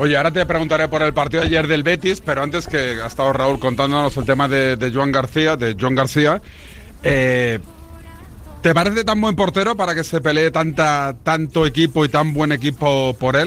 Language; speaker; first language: Spanish; native; Spanish